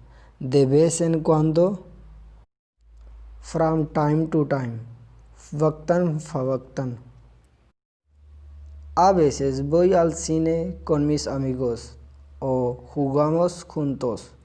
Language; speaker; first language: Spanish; non-native, fluent; Urdu